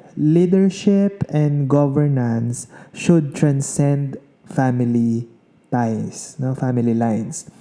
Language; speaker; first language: English; non-native, local second language; Filipino